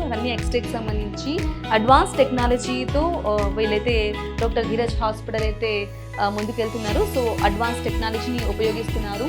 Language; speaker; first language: Telugu; native; Telugu